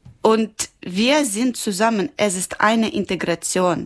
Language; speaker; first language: German; non-native, learner; Ukrainian